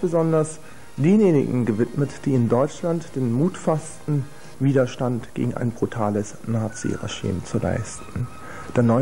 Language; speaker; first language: German; native; German